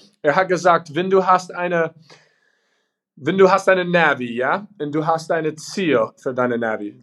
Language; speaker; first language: German; non-native, learner; English